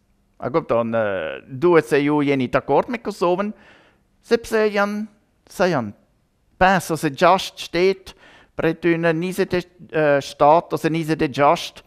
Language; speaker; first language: Albanian; non-native, learner; German